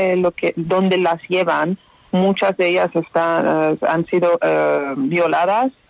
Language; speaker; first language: Spanish; non-native, fluent; Persian